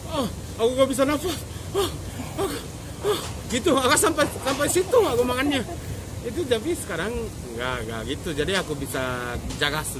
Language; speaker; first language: Indonesian; non-native, fluent; Japanese